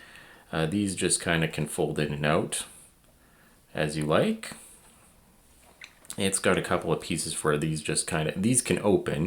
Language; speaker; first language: English; native; English